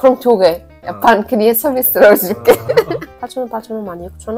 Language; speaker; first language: Korean; non-native, fluent; Arabic